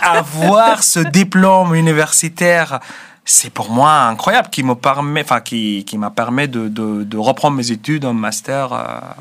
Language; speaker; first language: French; non-native, fluent; Arabic